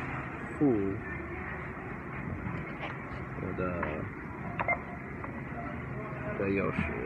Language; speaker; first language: Chinese; non-native, learner; English